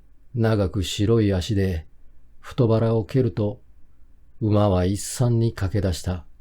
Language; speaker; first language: Japanese; native; Japanese